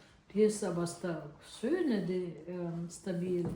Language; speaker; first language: German; non-native, learner; Waray